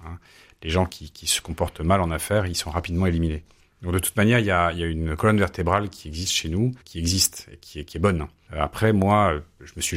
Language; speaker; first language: French; native; French